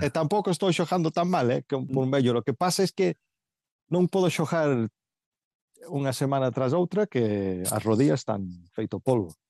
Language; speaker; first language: Galician; early bilingual, heritage; Galician